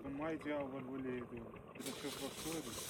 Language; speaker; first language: Arabic; native; Arabic